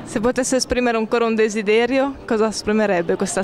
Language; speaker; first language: Italian; native; Italian